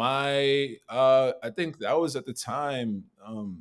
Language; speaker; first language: English; native; English